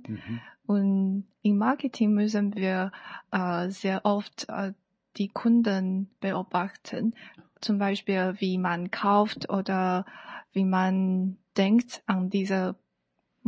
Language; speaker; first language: German; non-native, learner; Chinese